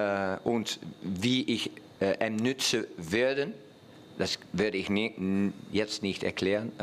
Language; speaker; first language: German; non-native, fluent; Dutch